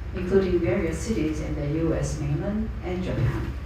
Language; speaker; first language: English; non-native, fluent; Japanese